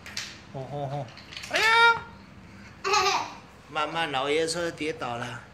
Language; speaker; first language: Chinese; native; Chinese